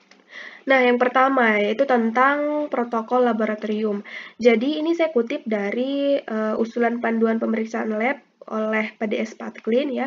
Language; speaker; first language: Indonesian; native; Indonesian